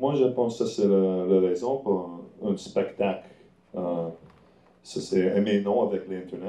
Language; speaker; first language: French; non-native, learner; English